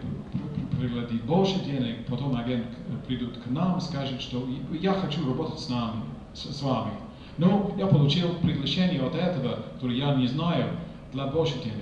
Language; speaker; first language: Russian; non-native, fluent; English